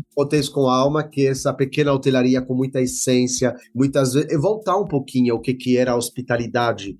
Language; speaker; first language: Portuguese; non-native, fluent; French